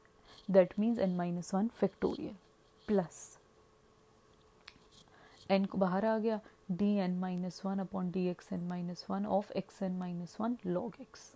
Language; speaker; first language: Hindi; native; Hindi